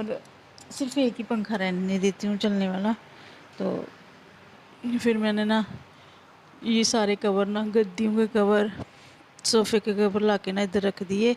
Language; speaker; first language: Hindi; non-native, local second language; Punjabi